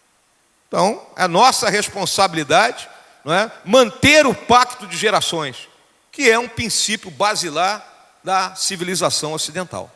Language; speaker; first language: Portuguese; native; Portuguese